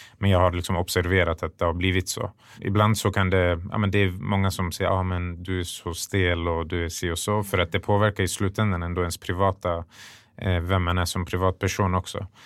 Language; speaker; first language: Swedish; early bilingual, other home language; Persian